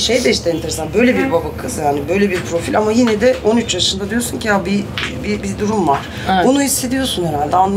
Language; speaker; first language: Turkish; native; Turkish